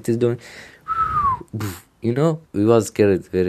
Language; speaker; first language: English; non-native, learner; Arabic